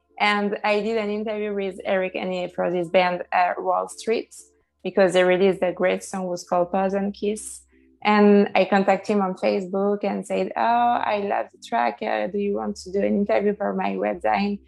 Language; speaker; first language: English; non-native, fluent; French